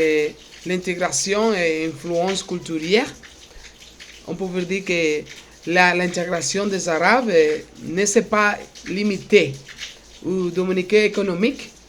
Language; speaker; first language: French; non-native, learner; Spanish